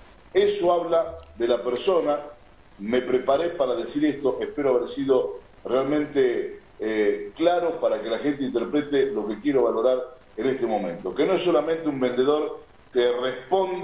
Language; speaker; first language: Spanish; native; Spanish